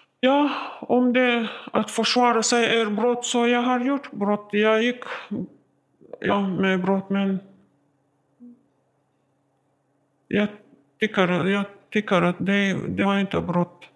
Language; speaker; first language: Swedish; non-native, learner; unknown